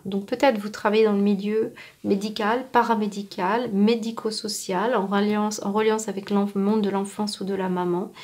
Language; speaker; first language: French; native; French